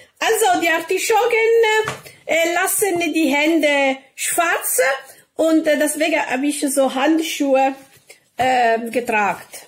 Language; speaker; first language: German; non-native, learner; Italian